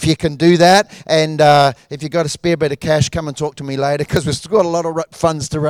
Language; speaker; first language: English; native; English